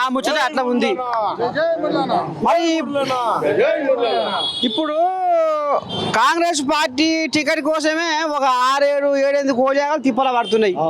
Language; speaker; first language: Telugu; native; Telugu